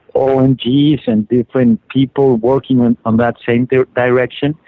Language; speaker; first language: English; non-native, fluent; Spanish